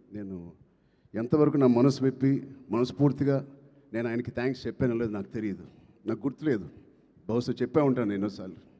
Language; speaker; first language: Telugu; native; Telugu